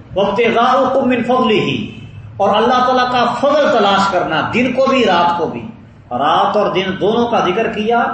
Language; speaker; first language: Urdu; non-native, local second language; Punjabi